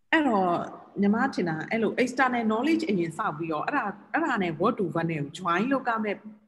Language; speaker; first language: Burmese; native; Burmese